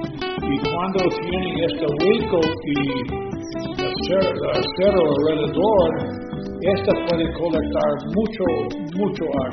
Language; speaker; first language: Spanish; non-native, learner; English